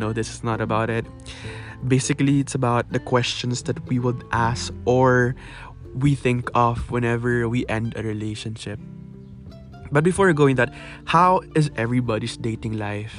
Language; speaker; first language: English; non-native, local second language; Filipino